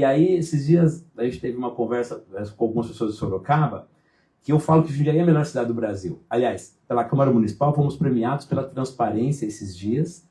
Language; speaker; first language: Portuguese; native; Portuguese